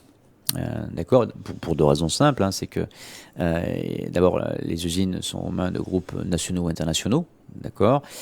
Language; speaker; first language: French; native; French